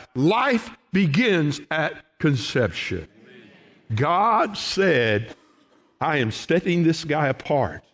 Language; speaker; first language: English; native; English